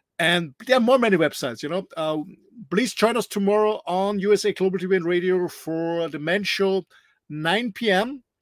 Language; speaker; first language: English; non-native, fluent; German